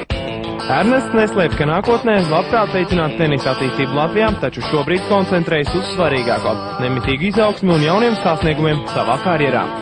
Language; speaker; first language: Latvian; native; Latvian